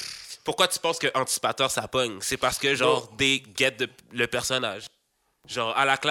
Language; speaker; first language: French; native; French